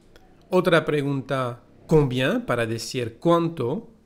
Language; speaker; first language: Spanish; non-native, fluent; French